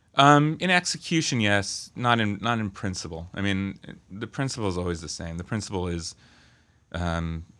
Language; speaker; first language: English; native; English